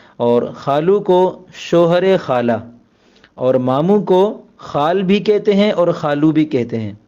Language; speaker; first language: Urdu; native; Urdu